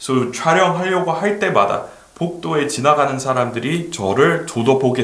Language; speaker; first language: Korean; non-native, fluent; English